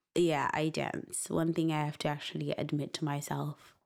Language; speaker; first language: English; non-native, local second language; Shona